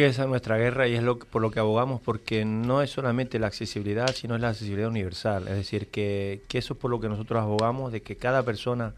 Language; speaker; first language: Spanish; native; Spanish